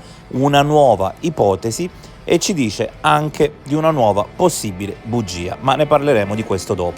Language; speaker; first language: Italian; native; Italian